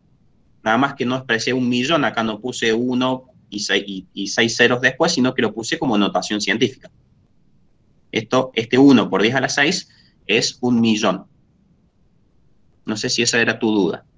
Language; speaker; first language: Spanish; native; Spanish